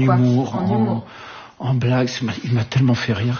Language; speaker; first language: French; early bilingual, other home language; Arabic